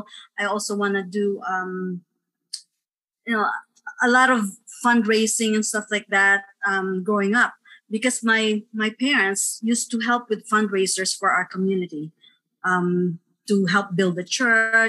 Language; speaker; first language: English; non-native, local second language; Filipino